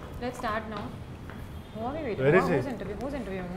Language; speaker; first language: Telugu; non-native, learner; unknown